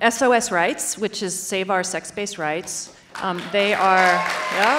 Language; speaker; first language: English; native; English